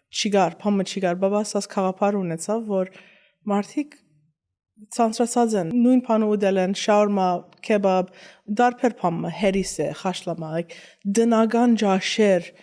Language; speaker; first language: Armenian; early bilingual, heritage; Armenian